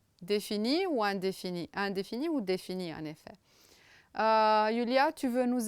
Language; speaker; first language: French; non-native, fluent; Romanian